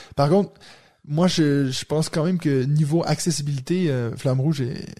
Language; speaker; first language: French; native; French